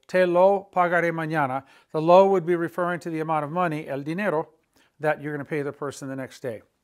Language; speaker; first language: English; native; English